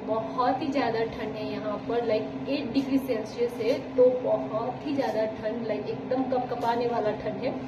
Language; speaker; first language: Hindi; non-native, local second language; Nepali